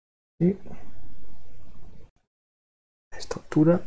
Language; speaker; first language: Spanish; non-native, local second language; Catalan